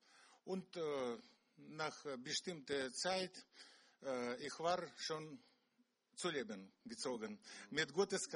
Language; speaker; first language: German; non-native, learner; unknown